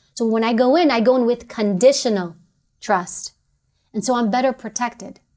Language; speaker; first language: English; native; English